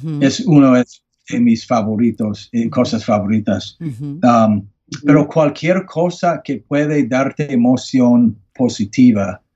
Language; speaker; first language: Spanish; non-native, learner; English